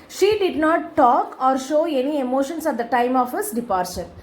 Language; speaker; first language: English; non-native, local second language; Tamil